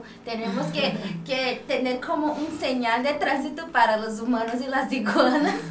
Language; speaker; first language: Spanish; non-native, fluent; Portuguese